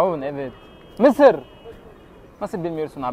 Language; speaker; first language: Turkish; non-native, learner; Arabic